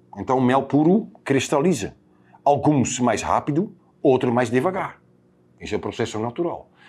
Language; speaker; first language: Portuguese; non-native, fluent; Dutch